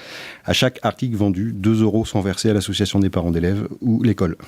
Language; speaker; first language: French; native; French